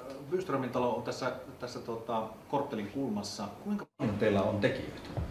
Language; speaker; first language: Finnish; native; Finnish